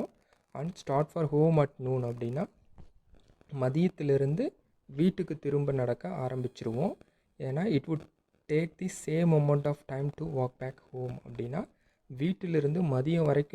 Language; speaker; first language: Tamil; native; Tamil